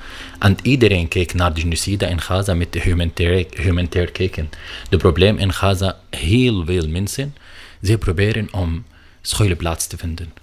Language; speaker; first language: Dutch; non-native, learner; Arabic